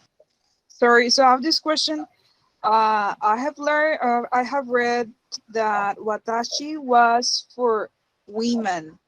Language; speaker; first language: English; non-native, fluent; Spanish